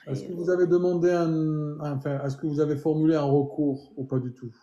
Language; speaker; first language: French; native; French